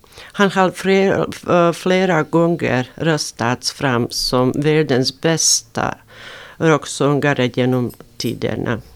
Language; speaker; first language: Swedish; non-native, learner; Arabic